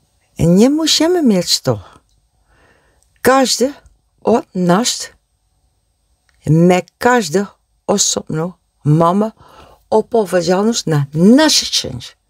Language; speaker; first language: Polish; non-native, learner; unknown